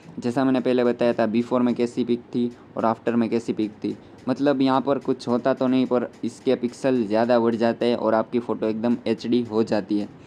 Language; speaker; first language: Hindi; non-native, local second language; Gujarati